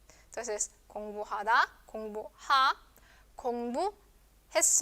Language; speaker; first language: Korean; non-native, fluent; Spanish